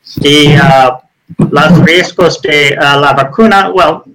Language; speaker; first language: Spanish; non-native, learner; English